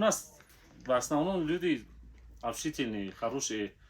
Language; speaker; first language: Russian; non-native, local second language; Tajik